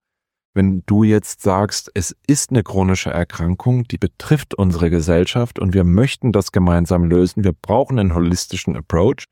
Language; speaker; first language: German; native; German